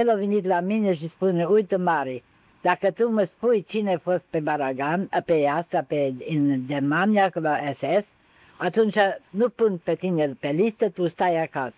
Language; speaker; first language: Romanian; non-native, local second language; German